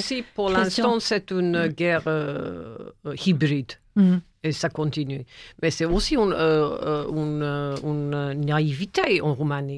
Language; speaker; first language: French; non-native, fluent; English